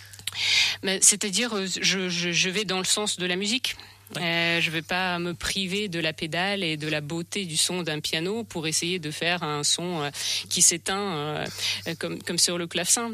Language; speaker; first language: French; non-native, fluent; Russian